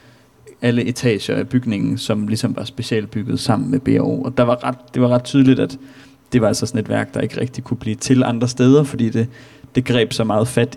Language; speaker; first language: Danish; native; Danish